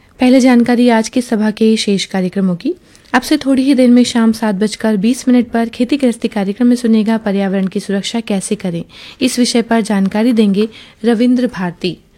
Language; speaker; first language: Hindi; native; Hindi